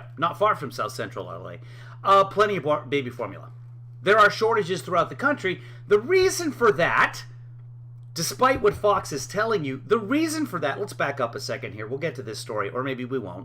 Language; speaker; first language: English; native; English